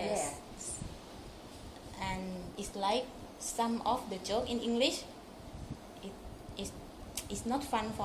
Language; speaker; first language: English; non-native, local second language; Thai